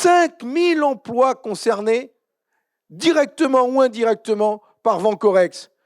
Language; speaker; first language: French; native; French